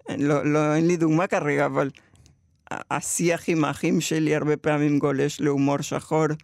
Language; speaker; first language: Hebrew; early bilingual, other home language; Spanish